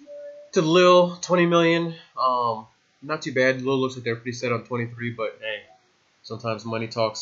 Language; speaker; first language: English; native; English